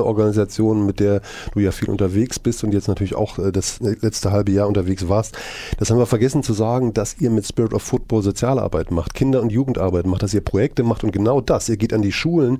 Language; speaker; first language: German; native; German